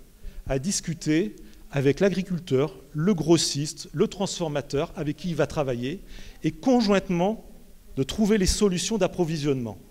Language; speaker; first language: French; native; French